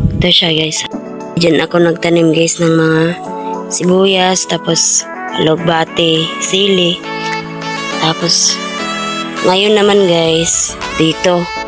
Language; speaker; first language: Filipino; non-native, local second language; Cebuano